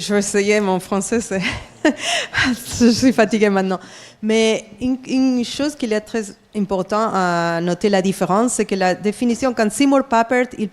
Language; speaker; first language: French; non-native, fluent; English